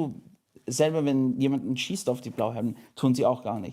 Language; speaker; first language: German; non-native, fluent; English